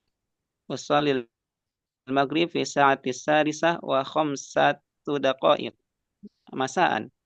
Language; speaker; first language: Arabic; non-native, learner; Indonesian